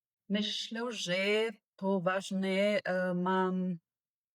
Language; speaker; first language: Polish; non-native, learner; Italian